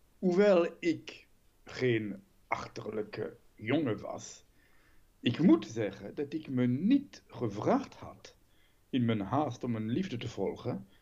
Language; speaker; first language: Dutch; non-native, fluent; French